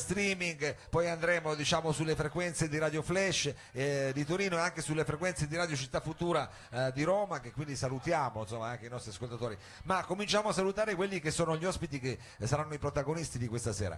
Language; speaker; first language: Italian; native; Italian